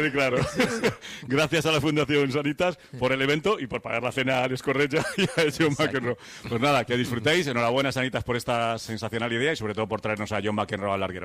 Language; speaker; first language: Spanish; native; Spanish